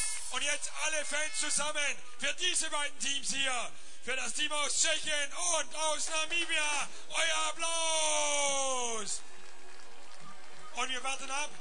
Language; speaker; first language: German; native; German